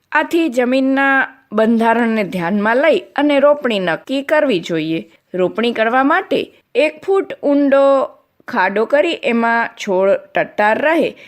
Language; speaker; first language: Gujarati; non-native, local second language; Kachhi